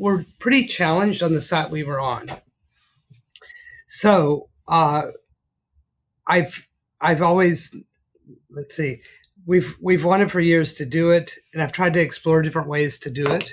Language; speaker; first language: English; native; English